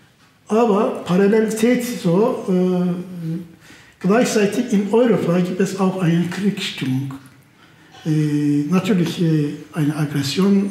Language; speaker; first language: German; non-native, fluent; Turkish